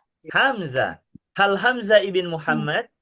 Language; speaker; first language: Arabic; non-native, fluent; Indonesian